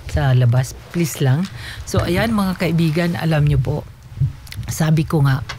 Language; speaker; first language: Filipino; non-native, local second language; Waray